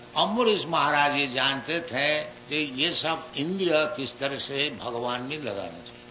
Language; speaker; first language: Hindi; non-native, local second language; Bangla